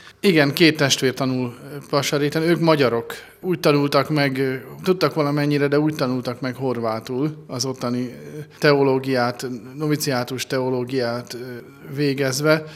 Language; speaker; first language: Hungarian; native; Hungarian